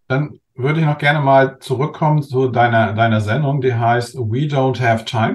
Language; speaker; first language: German; native; German